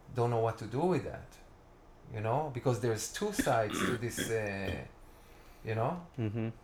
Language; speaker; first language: English; non-native, fluent; Hebrew